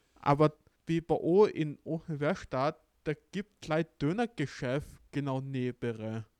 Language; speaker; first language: German; non-native, learner; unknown